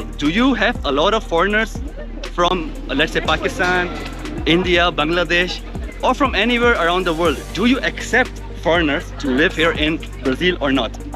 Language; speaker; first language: English; non-native, fluent; Hindi